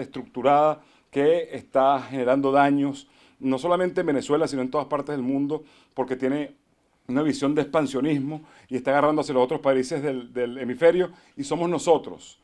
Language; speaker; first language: Spanish; native; Spanish